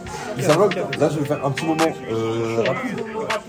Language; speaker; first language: French; native; French